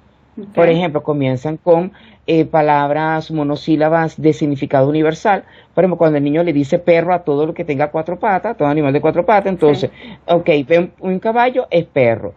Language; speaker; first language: Spanish; native; Spanish